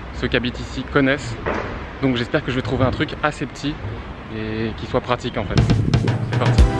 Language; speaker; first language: French; native; French